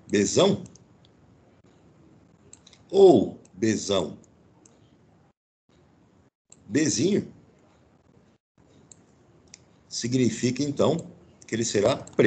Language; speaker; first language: Portuguese; native; Portuguese